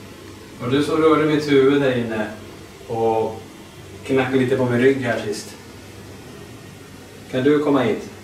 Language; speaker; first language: Swedish; native; Swedish